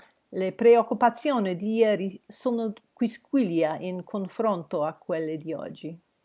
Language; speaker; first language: Italian; non-native, learner; English